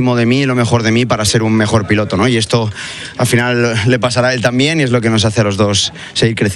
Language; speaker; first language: Spanish; native; Spanish